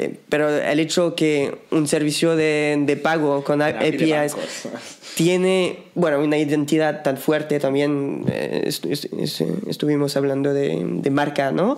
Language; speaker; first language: Spanish; non-native, fluent; French